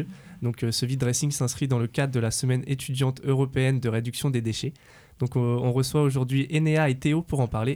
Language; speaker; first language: French; native; French